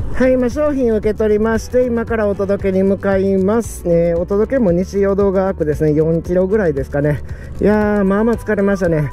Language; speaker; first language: Japanese; native; Japanese